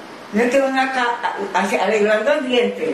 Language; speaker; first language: Spanish; non-native, learner; Japanese